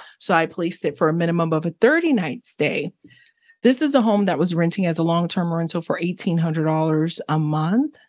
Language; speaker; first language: English; early bilingual, other home language; Haitian Creole